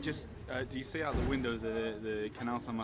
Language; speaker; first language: English; native; English